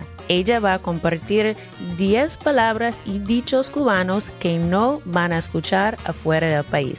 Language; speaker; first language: Spanish; non-native, fluent; English